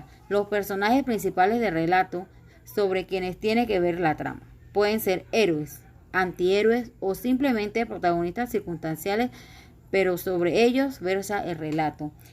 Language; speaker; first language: Spanish; native; Spanish